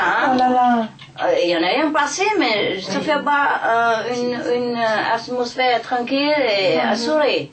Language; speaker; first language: French; non-native, fluent; Vietnamese